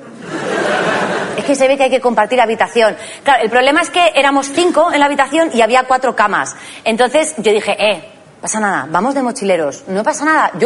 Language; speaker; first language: Spanish; native; Spanish